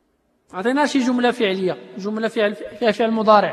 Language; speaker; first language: Arabic; native; Arabic